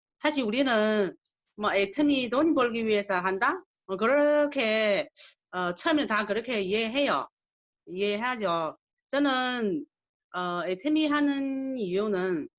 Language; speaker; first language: Korean; non-native, learner; Chinese